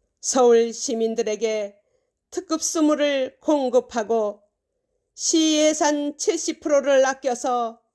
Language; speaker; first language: Korean; native; Korean